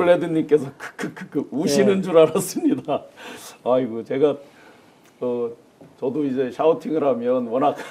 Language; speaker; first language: Korean; native; Korean